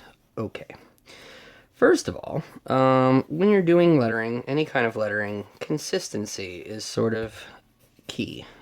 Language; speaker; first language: English; native; English